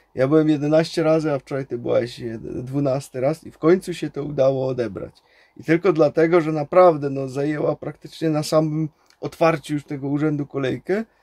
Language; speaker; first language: Polish; native; Polish